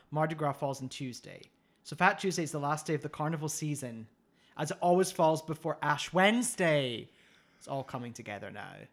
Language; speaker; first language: English; native; English